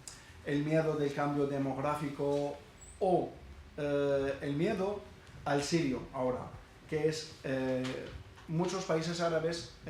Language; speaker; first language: Spanish; non-native, fluent; Arabic